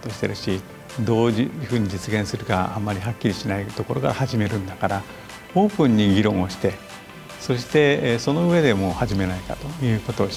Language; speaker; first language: Japanese; native; Japanese